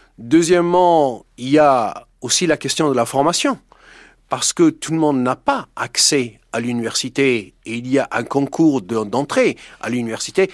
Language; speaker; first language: French; non-native, fluent; Persian